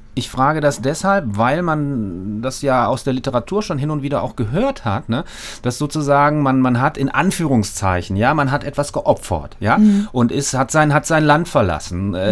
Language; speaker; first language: German; native; German